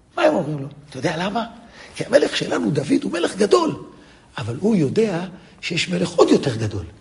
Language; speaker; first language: Hebrew; non-native, fluent; English